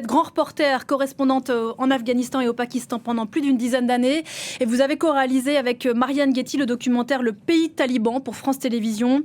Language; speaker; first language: French; native; French